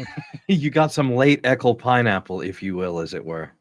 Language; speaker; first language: English; native; English